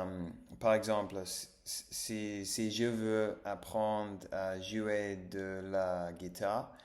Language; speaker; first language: French; non-native, learner; English